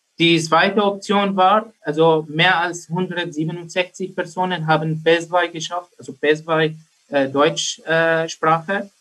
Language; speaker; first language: German; non-native, learner; Arabic